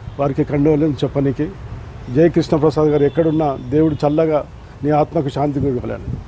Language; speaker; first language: Telugu; native; Telugu